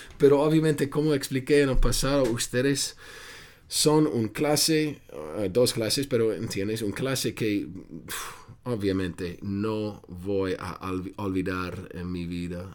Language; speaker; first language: Spanish; non-native, fluent; English